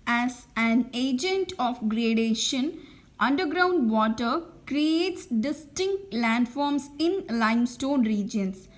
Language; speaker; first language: English; non-native, local second language; Tamil